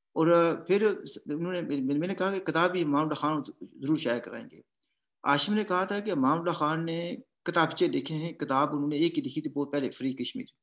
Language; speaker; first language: Urdu; non-native, local second language; Pahari-Potwari